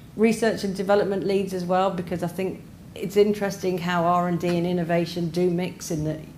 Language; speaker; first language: English; native; English